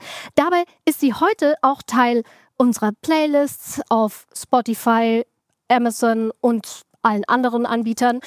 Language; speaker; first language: German; native; German